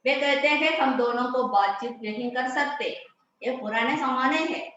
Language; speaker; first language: Hindi; non-native, local second language; Malayalam